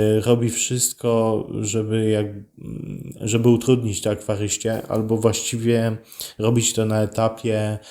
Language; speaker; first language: Polish; native; Polish